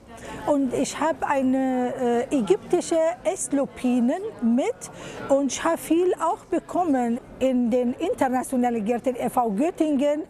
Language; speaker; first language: German; non-native, fluent; Arabic